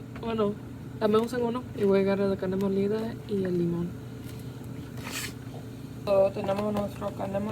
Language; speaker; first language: Spanish; early bilingual, heritage; Spanish